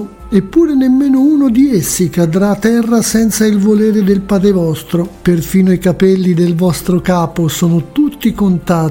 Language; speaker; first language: Italian; native; Italian